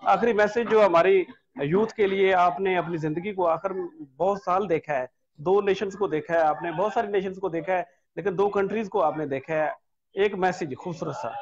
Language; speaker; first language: Urdu; non-native, local second language; Punjabi